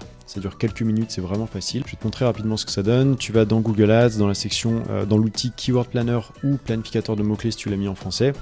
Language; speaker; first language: French; native; French